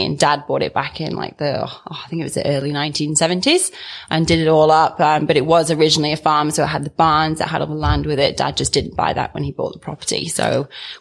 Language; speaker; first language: English; native; English